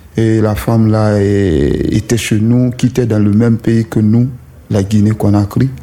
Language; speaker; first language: French; non-native, local second language; Susu